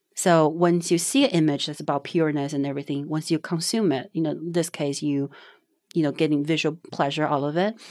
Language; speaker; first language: English; non-native, fluent; Chinese